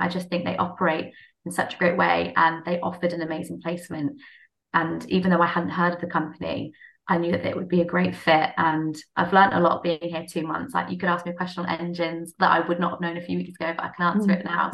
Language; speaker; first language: English; native; English